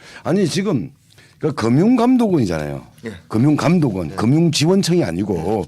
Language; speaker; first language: Korean; native; Korean